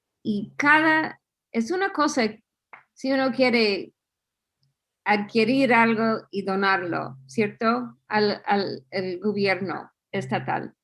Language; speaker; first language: Spanish; non-native, fluent; English